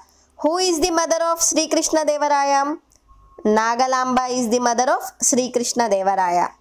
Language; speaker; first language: English; non-native, local second language; Telugu